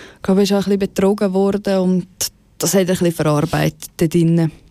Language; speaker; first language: German; native; German